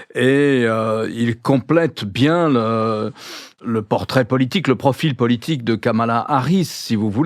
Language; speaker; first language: French; native; French